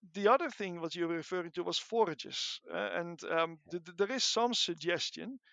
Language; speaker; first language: English; non-native, fluent; Dutch